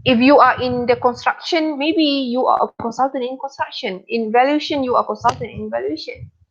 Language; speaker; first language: English; non-native, local second language; Malay